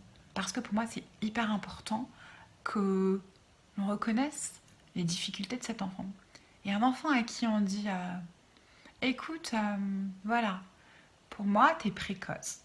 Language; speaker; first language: French; native; French